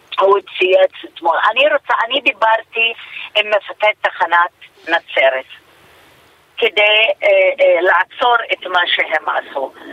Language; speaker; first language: Hebrew; non-native, local second language; Arabic